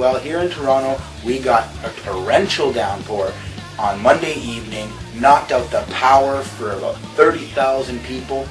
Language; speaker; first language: English; native; English